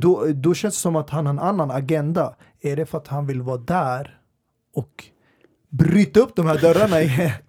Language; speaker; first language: Swedish; native; Swedish